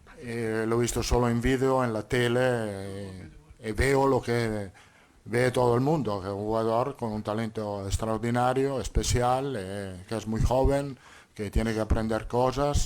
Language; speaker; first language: Spanish; non-native, fluent; Italian